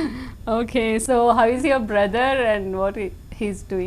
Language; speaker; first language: Telugu; native; Telugu